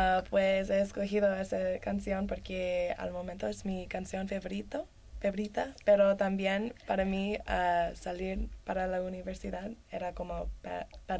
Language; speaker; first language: Spanish; non-native, learner; English